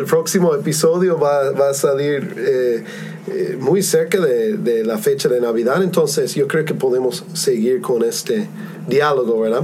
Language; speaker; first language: Spanish; non-native, fluent; English